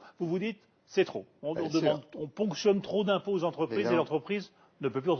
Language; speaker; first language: French; native; French